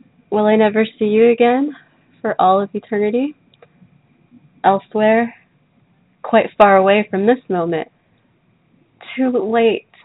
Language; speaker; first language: English; native; English